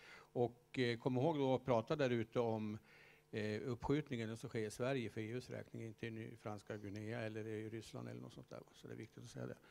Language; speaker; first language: Swedish; native; Swedish